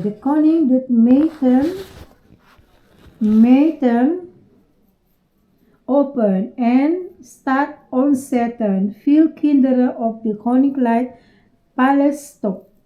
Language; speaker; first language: Dutch; non-native, learner; Iloko